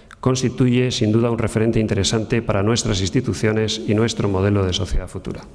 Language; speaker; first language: Spanish; native; Spanish